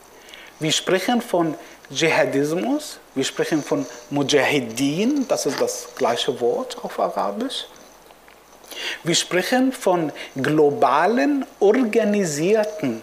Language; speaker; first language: German; non-native, fluent; Arabic